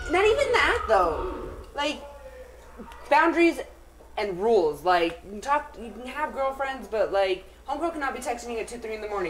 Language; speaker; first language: English; early bilingual, other home language; Spanish